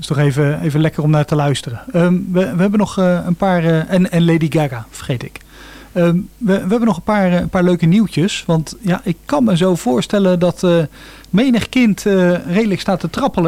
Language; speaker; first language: Dutch; native; Dutch